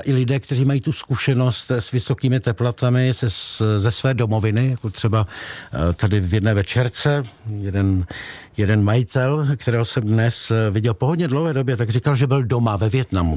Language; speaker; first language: Czech; native; Czech